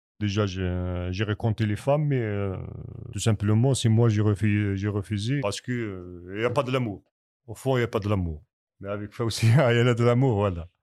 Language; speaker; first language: French; non-native, learner; Kabyle